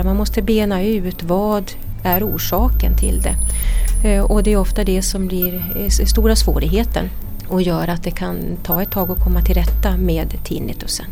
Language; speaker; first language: Swedish; native; Swedish